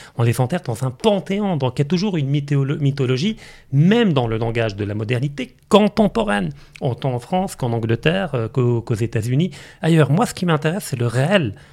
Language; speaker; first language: French; non-native, local second language; Arabic